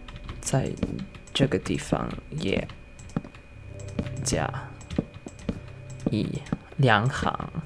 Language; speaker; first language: Chinese; non-native, learner; English